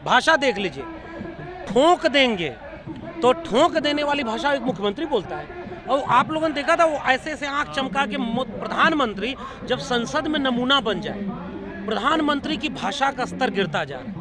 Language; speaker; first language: Hindi; native; Hindi